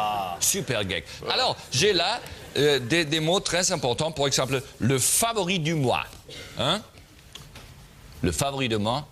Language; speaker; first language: French; non-native, learner; German